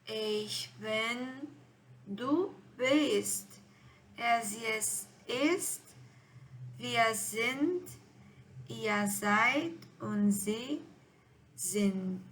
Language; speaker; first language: German; non-native, fluent; Portuguese